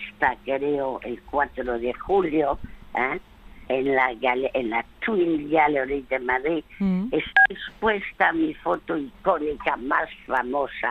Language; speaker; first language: Spanish; early bilingual, other home language; French